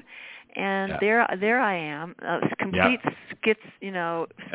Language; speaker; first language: English; native; English